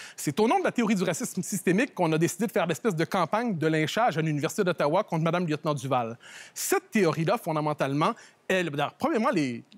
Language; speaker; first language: French; native; French